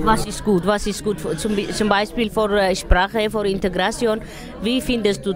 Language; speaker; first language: German; non-native, learner; Tigrinya